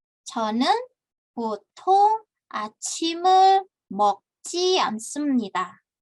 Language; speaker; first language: Korean; non-native, fluent; Indonesian